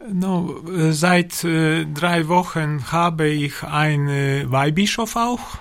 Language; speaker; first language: German; non-native, learner; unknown